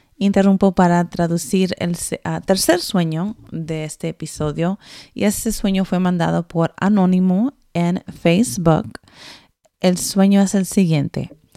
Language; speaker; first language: Spanish; early bilingual, heritage; Spanish